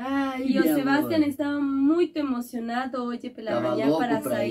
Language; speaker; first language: Portuguese; non-native, fluent; Spanish